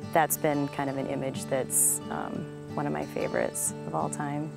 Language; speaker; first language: English; native; English